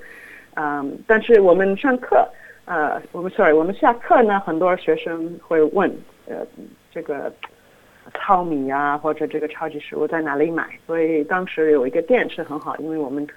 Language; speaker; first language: Chinese; non-native, fluent; English